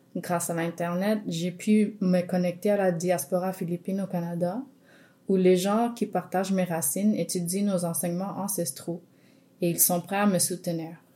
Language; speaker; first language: French; non-native, local second language; English